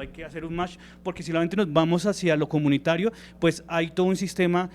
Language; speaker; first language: Spanish; native; Spanish